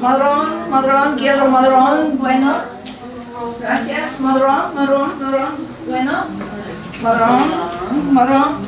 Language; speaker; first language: Spanish; non-native, learner; Chinese